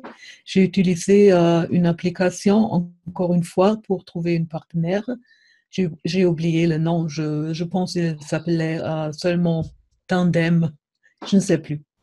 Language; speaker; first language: French; non-native, fluent; German